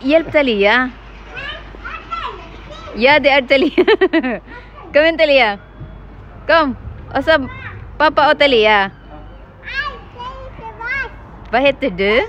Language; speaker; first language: Norwegian; non-native, learner; Filipino